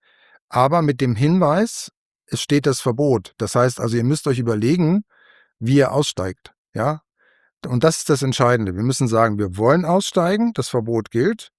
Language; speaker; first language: German; native; German